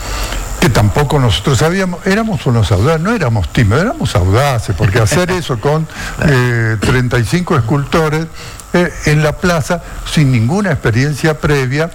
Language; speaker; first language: Spanish; native; Spanish